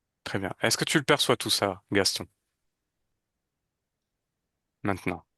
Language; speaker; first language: French; native; French